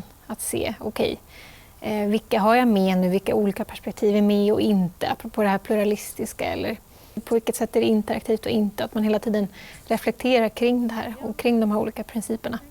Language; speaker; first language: Swedish; native; Swedish